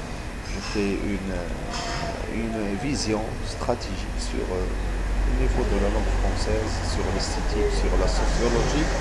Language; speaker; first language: French; non-native, local second language; Arabic